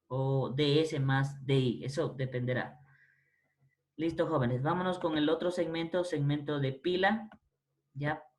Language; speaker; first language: Spanish; native; Spanish